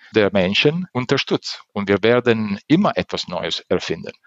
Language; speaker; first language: German; non-native, fluent; Italian